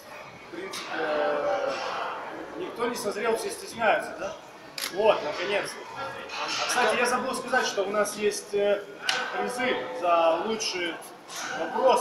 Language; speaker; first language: Russian; native; Russian